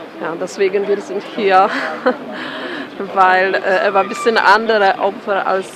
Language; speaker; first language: German; non-native, learner; Polish